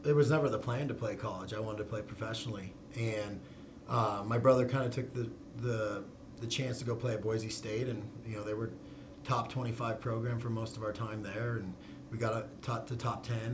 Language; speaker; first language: English; native; English